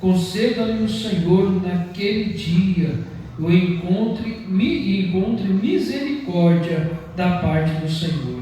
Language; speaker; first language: Portuguese; native; Portuguese